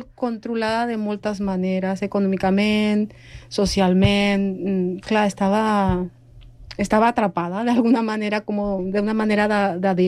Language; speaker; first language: Catalan; non-native, fluent; Spanish